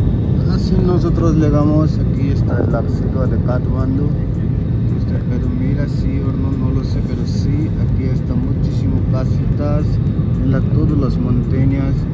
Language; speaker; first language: Spanish; non-native, learner; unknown